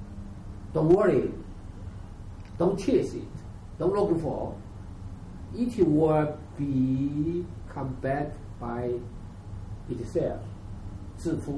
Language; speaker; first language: English; non-native, learner; Chinese